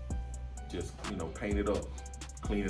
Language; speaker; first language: English; native; English